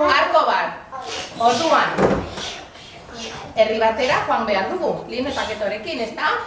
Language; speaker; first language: Basque; non-native, local second language; Spanish